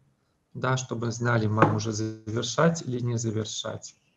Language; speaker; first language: Russian; native; Russian